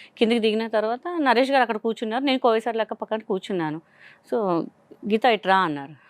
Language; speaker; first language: Telugu; non-native, local second language; Hindi